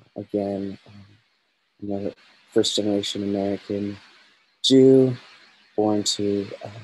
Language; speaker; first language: English; native; English